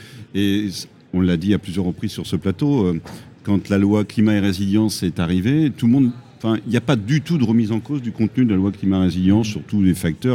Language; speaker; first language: French; native; French